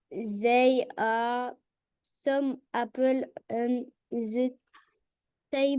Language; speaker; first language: English; non-native, learner; French